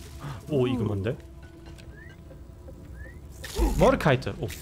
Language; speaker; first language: Korean; non-native, learner; German